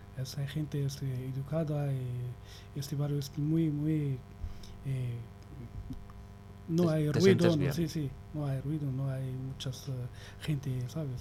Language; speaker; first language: Spanish; non-native, learner; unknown